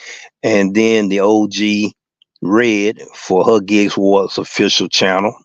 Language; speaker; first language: English; native; English